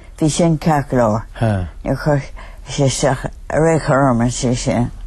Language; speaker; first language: Irish; native; Irish